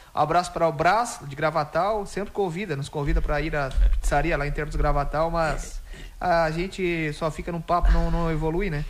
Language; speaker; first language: Portuguese; native; Portuguese